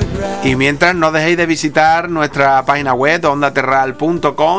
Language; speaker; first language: Spanish; native; Spanish